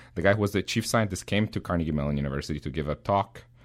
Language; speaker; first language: English; non-native, fluent; Spanish